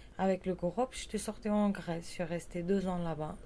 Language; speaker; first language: French; non-native, learner; Kurdish